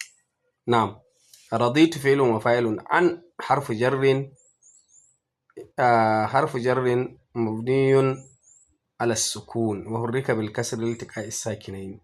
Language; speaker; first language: Arabic; non-native, fluent; Hausa